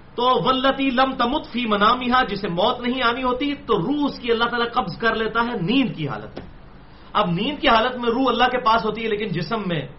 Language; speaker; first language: Urdu; non-native, local second language; Punjabi